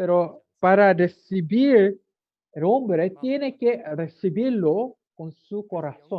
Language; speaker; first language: Spanish; non-native, learner; Korean